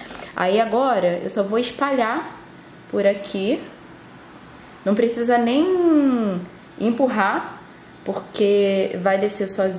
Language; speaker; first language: Portuguese; native; Portuguese